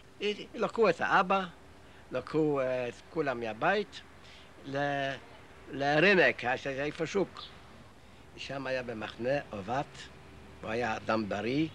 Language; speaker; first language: Hebrew; non-native, fluent; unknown